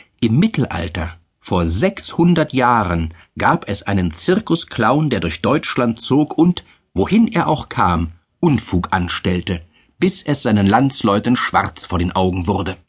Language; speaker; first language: German; native; German